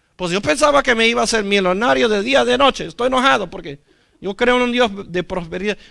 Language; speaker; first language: Spanish; non-native, fluent; English